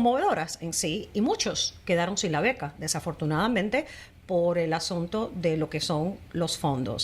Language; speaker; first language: Spanish; native; Spanish